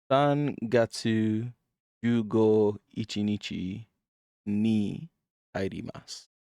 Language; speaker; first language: Japanese; non-native, learner; English